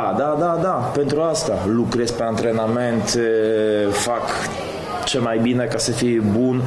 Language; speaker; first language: Romanian; non-native, fluent; Polish